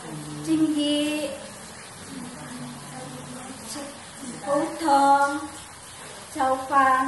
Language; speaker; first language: Cantonese; non-native, learner; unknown